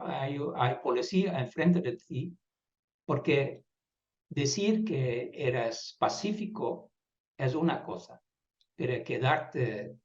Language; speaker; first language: Spanish; non-native, fluent; Dutch